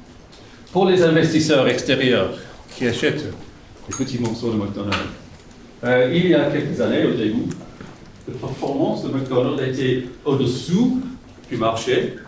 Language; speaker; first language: French; non-native, fluent; English